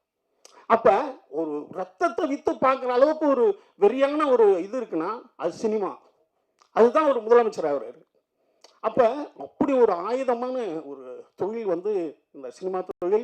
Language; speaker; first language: Tamil; native; Tamil